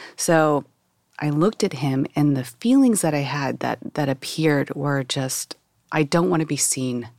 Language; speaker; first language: English; native; English